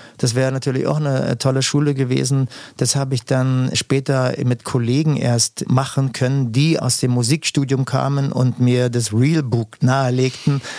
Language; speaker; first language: German; native; German